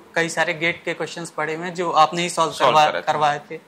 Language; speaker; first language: Hindi; native; Hindi